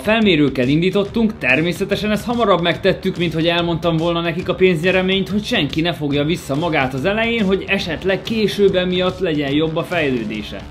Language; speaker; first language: Hungarian; native; Hungarian